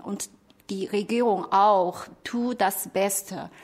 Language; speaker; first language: German; non-native, fluent; Chinese